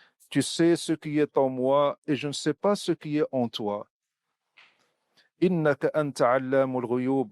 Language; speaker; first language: French; non-native, local second language; Arabic